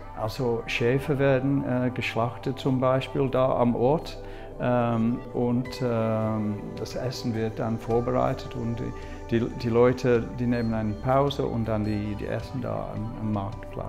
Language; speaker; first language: German; non-native, fluent; English